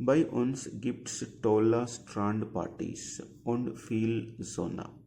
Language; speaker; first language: German; non-native, fluent; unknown